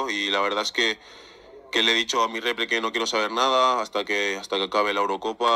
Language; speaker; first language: Spanish; early bilingual, other home language; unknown